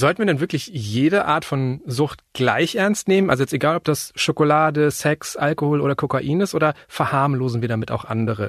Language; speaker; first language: German; native; German